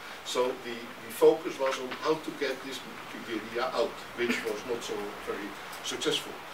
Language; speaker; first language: English; non-native, fluent; Dutch